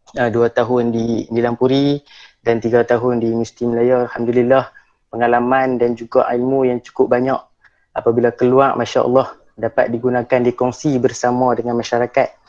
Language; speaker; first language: Malay; native; Malay